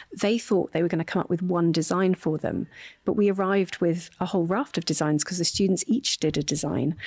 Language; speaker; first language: English; native; English